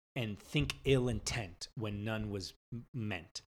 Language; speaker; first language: English; native; English